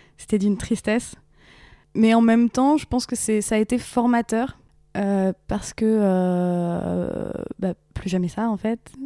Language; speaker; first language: French; native; French